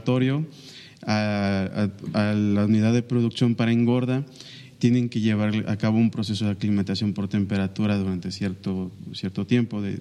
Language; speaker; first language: Spanish; native; Spanish